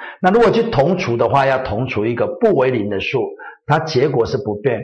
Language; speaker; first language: Chinese; native; Chinese